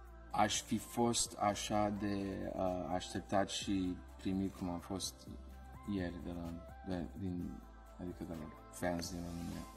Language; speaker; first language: Romanian; early bilingual, heritage; Romanian